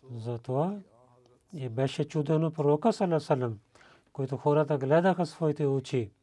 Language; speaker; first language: Bulgarian; non-native, learner; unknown